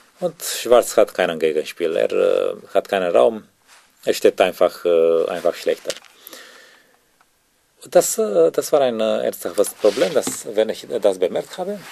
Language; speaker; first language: German; non-native, learner; Romanian